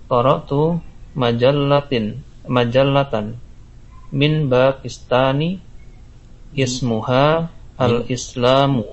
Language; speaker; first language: Arabic; non-native, learner; Indonesian